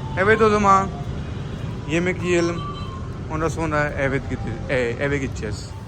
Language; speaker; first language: Turkish; non-native, learner; Urdu